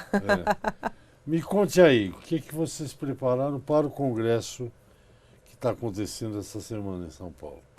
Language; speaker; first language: Portuguese; native; Portuguese